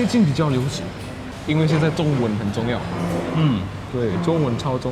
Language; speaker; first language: Chinese; non-native, fluent; Javanese